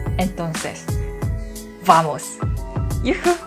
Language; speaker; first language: Spanish; non-native, learner; Korean